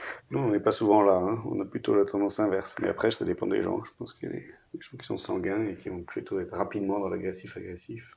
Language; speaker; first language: French; native; French